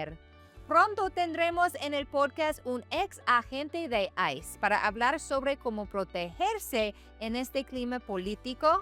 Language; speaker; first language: Spanish; non-native, fluent; English